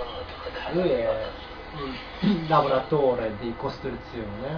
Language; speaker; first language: Italian; non-native, learner; Japanese